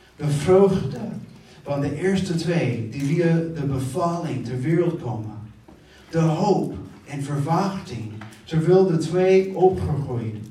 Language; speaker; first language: Dutch; non-native, fluent; English